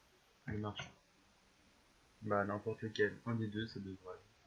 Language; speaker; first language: French; native; French